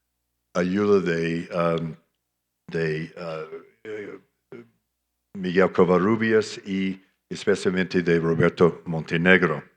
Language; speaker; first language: Spanish; non-native, fluent; English